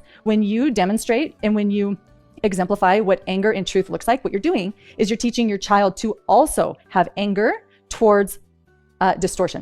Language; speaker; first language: English; native; English